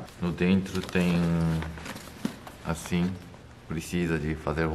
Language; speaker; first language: Portuguese; non-native, learner; Korean